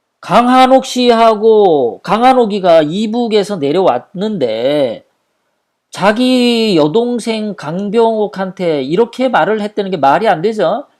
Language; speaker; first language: Korean; native; Korean